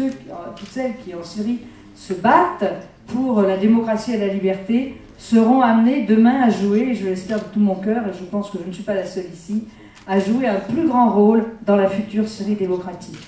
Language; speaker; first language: French; native; French